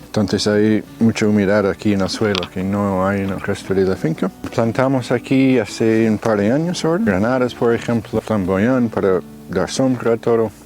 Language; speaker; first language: Spanish; non-native, fluent; English